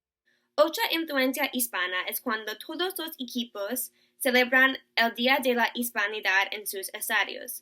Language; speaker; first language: Spanish; non-native, learner; English